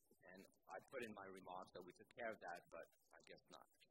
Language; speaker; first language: English; native; English